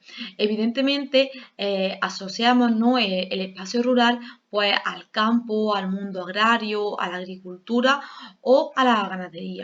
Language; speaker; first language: Spanish; native; Spanish